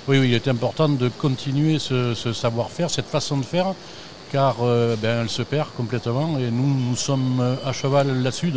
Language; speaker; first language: French; native; French